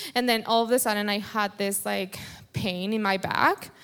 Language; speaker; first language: English; non-native, fluent; Spanish